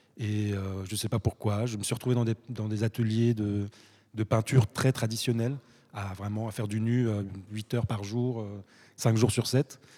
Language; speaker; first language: French; early bilingual, other home language; Arabic